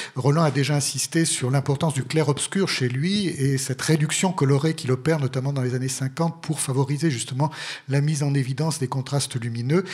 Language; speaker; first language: French; native; French